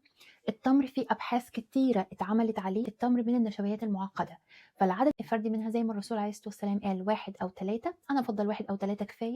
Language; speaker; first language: Arabic; native; Arabic